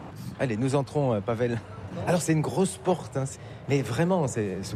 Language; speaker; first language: French; native; French